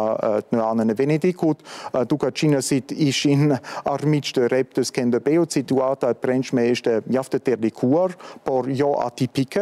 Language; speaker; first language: Albanian; non-native, fluent; German